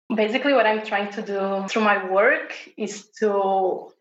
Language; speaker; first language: English; non-native, fluent; Portuguese